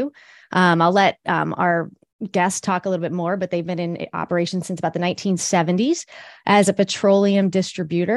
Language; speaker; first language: English; native; English